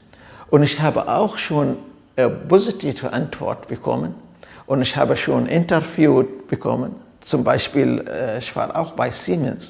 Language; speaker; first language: German; non-native, fluent; Arabic